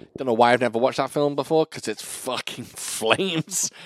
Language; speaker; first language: English; native; English